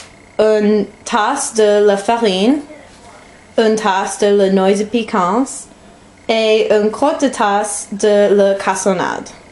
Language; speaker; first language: French; non-native, learner; English